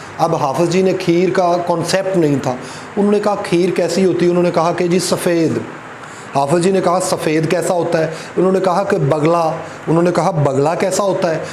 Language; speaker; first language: Urdu; non-native, local second language; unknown